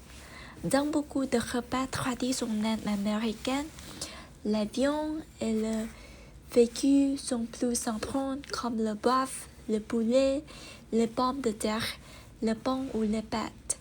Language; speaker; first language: French; non-native, learner; Vietnamese